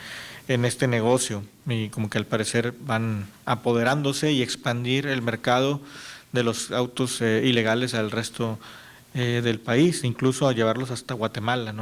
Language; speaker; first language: Spanish; native; Spanish